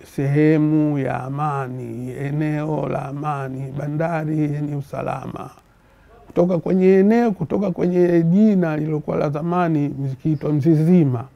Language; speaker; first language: Swahili; native; Swahili